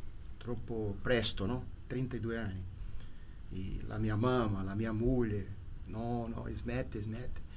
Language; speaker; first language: Italian; non-native, learner; Portuguese